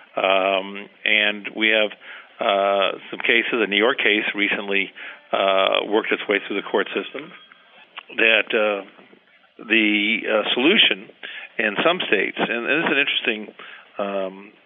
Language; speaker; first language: English; early bilingual, heritage; Spanish